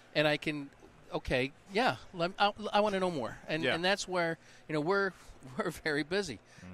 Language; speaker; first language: English; native; English